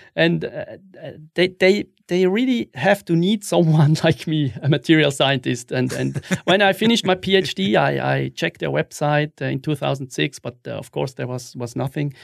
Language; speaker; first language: English; non-native, fluent; German